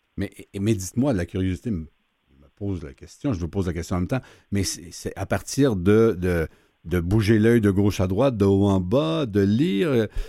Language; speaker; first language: French; native; French